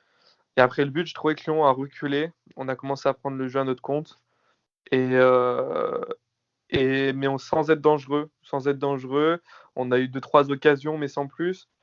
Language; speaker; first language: French; native; French